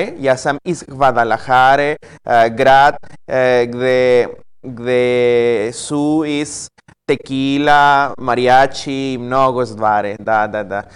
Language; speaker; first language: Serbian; non-native, learner; Spanish